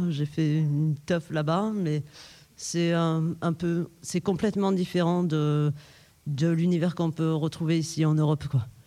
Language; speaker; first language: French; native; French